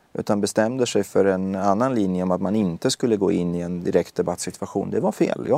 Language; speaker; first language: Swedish; early bilingual, other home language; Persian